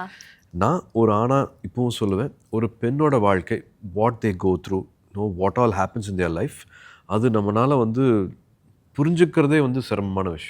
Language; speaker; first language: Tamil; native; Tamil